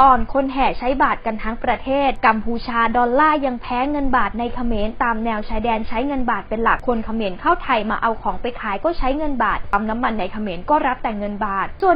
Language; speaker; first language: Thai; native; Thai